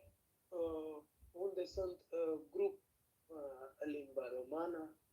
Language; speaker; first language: Romanian; non-native, learner; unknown